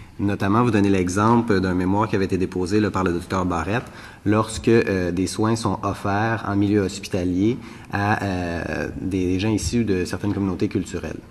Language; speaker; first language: French; native; French